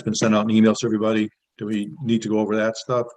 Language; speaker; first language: English; native; English